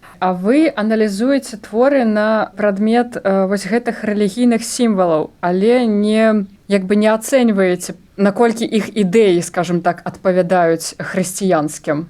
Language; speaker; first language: Belarusian; non-native, local second language; Russian